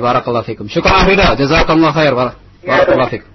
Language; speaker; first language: Arabic; non-native, learner; Indonesian